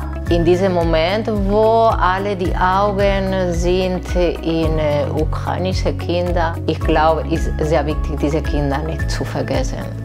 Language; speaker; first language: German; non-native, learner; Spanish